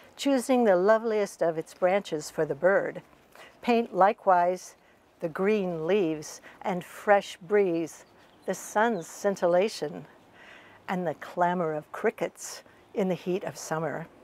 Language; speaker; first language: English; native; English